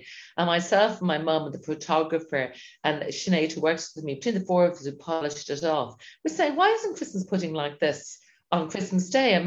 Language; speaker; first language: English; native; English